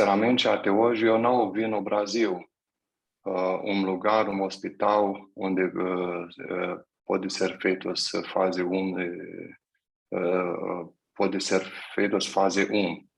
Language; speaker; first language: Portuguese; non-native, fluent; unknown